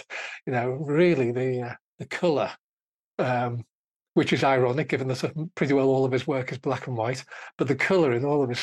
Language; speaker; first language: English; native; English